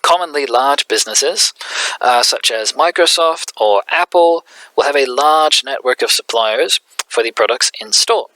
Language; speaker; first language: English; native; English